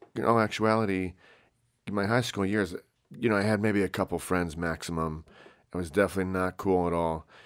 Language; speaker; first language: English; native; English